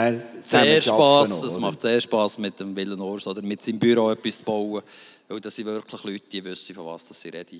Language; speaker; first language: German; native; German